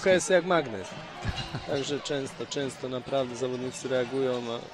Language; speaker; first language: Polish; non-native, fluent; Bosnian